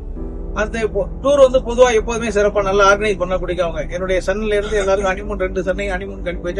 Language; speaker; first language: Tamil; native; Tamil